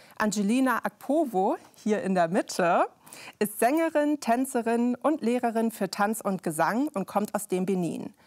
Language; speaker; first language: German; native; German